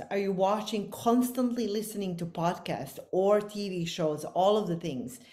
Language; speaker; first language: English; non-native, fluent; Bosnian